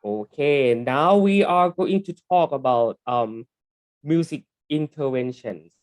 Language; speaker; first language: English; non-native, learner; Thai